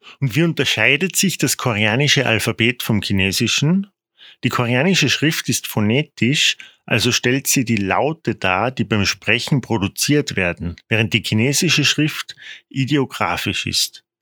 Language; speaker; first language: German; non-native, fluent; Korean